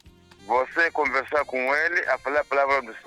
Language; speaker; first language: Portuguese; non-native, local second language; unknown